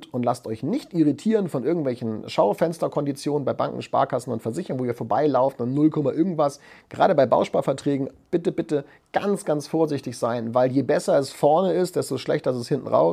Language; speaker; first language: German; native; German